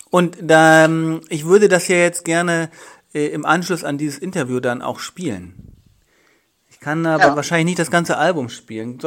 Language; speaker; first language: German; native; German